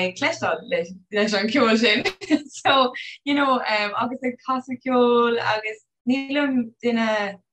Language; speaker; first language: Irish; non-native, local second language; English